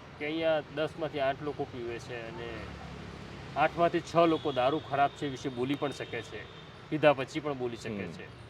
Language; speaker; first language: Gujarati; non-native, local second language; Marathi